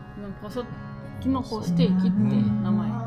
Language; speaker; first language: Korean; non-native, fluent; Japanese